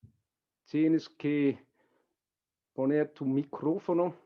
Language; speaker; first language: Spanish; non-native, fluent; Danish